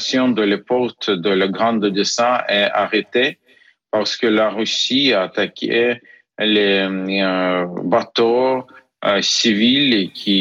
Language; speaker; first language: French; non-native, learner; Ukrainian